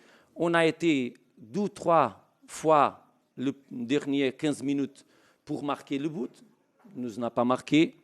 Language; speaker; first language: French; non-native, learner; Portuguese